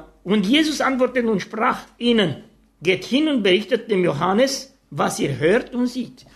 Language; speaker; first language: German; non-native, fluent; Romanian